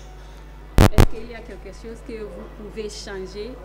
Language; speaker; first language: French; non-native, learner; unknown